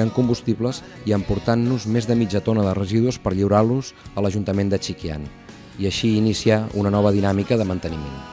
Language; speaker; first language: Catalan; native; Catalan